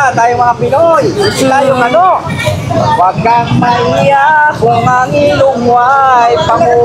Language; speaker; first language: Filipino; native; Filipino